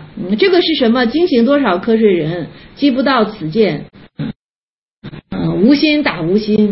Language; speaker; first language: Chinese; native; Chinese